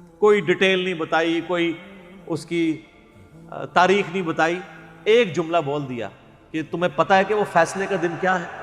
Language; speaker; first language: Urdu; non-native, local second language; Punjabi